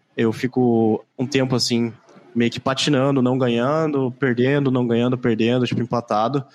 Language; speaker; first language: Portuguese; native; Portuguese